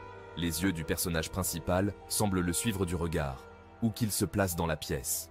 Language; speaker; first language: French; native; French